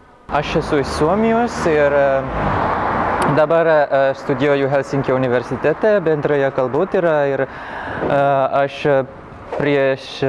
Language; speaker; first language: Lithuanian; non-native, learner; Finnish